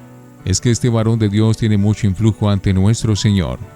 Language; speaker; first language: Spanish; native; Spanish